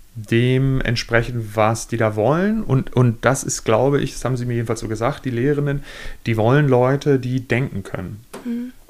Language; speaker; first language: German; native; German